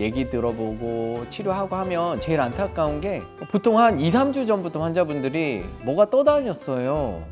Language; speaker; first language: Korean; native; Korean